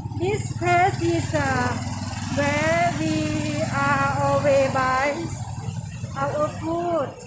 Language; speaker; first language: English; non-native, learner; Thai